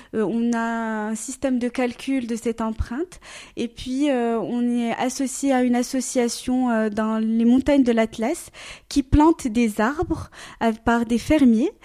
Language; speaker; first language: French; native; French